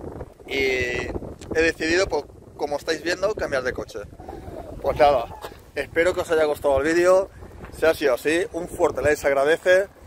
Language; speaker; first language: Spanish; native; Spanish